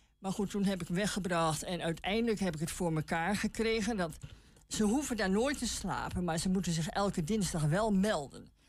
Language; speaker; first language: Dutch; native; Dutch